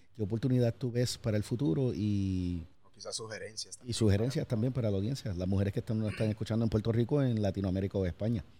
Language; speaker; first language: Spanish; native; Spanish